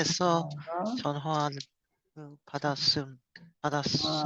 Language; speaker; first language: Korean; non-native, learner; Cantonese